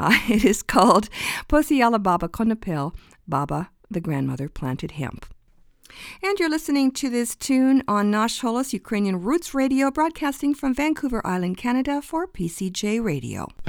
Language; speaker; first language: English; early bilingual, other home language; Ukrainian